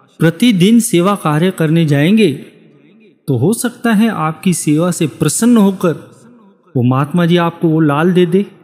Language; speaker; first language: Hindi; native; Hindi